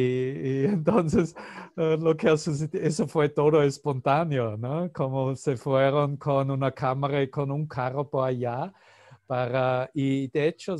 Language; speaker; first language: Spanish; non-native, fluent; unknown